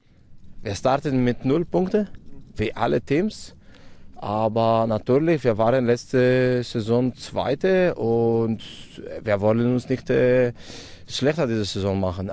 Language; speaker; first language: German; non-native, fluent; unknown